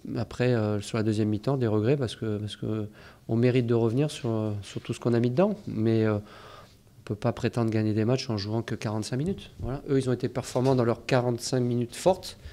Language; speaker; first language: French; native; French